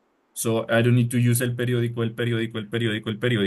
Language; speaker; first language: Spanish; non-native, fluent; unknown